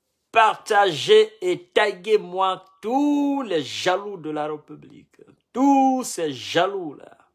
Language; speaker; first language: French; non-native, local second language; Mandingo